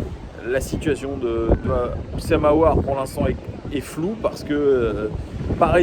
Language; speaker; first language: French; native; French